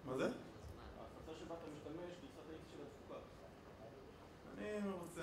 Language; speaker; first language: Hebrew; native; Hebrew